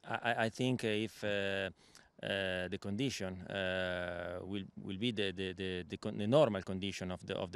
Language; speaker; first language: English; non-native, learner; Italian